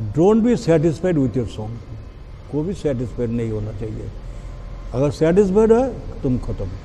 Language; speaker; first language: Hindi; non-native, local second language; Bangla